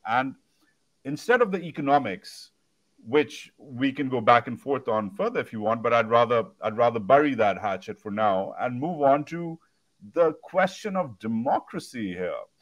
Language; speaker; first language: English; non-native, local second language; Urdu